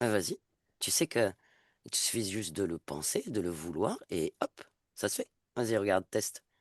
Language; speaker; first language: French; native; French